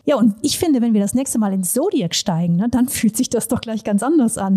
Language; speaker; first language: German; native; German